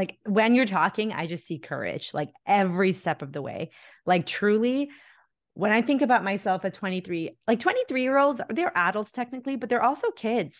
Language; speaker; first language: English; early bilingual, other home language; Tamil